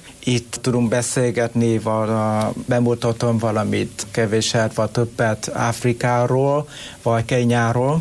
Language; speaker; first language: Hungarian; non-native, learner; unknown